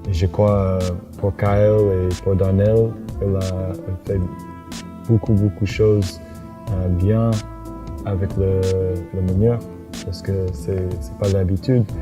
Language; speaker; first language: French; non-native, fluent; English